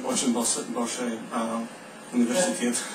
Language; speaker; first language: Russian; non-native, learner; English